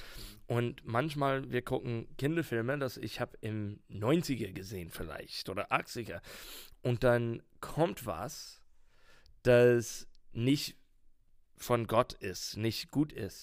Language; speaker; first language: German; non-native, learner; English